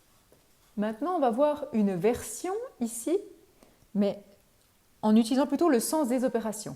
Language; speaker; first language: French; native; French